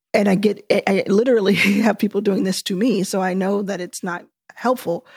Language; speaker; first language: English; native; English